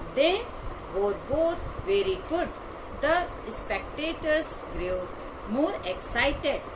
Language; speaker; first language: English; non-native, local second language; Hindi